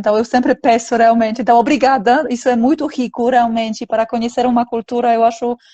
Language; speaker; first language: Portuguese; non-native, fluent; Polish